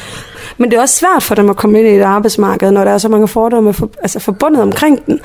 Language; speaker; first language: Danish; early bilingual, other home language; Somali